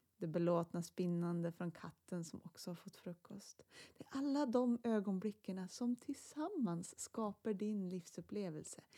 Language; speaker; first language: Swedish; native; Swedish